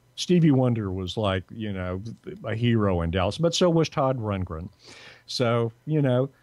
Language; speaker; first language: English; native; English